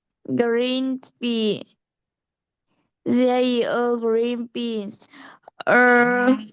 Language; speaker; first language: English; non-native, learner; Vietnamese